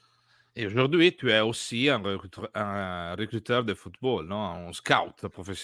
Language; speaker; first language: French; non-native, learner; Italian